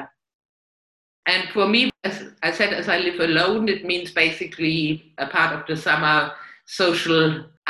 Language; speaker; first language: English; non-native, fluent; German